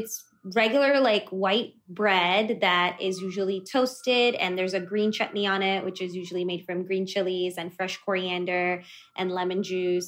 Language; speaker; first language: English; early bilingual, other home language; Kannada